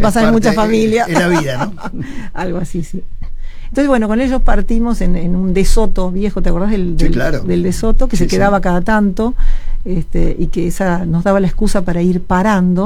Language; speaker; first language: Spanish; native; Spanish